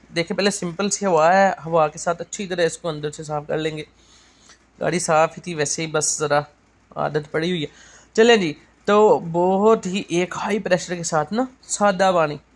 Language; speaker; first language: Urdu; non-native, local second language; Punjabi